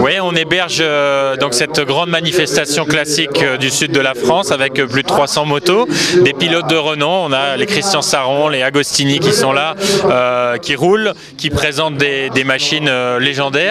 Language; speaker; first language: French; native; French